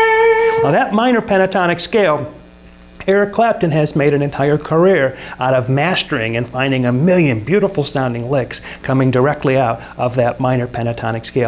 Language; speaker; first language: English; native; English